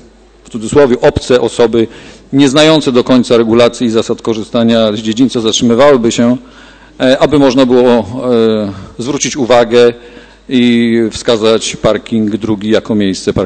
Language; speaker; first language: Polish; native; Polish